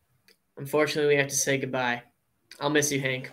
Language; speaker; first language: English; native; English